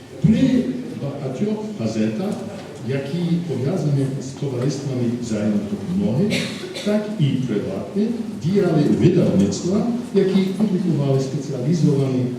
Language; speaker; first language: Ukrainian; non-native, fluent; English